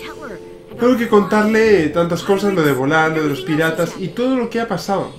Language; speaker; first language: Spanish; native; Spanish